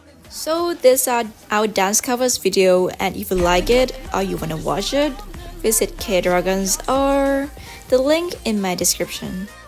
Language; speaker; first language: English; non-native, fluent; Thai